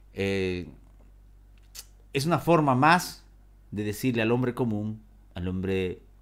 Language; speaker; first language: Spanish; native; Spanish